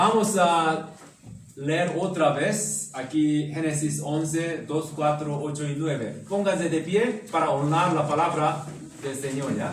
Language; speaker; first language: Spanish; non-native, learner; Korean